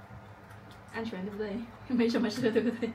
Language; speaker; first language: Chinese; non-native, fluent; Vietnamese